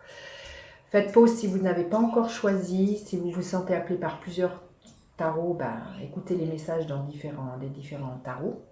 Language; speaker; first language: French; native; French